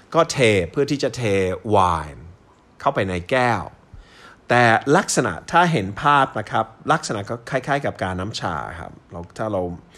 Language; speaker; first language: Thai; non-native, fluent; English